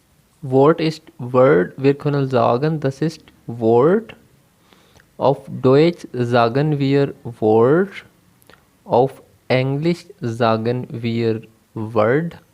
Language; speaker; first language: German; non-native, fluent; Urdu